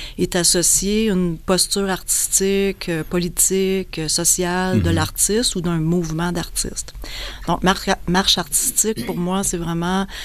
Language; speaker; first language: French; native; French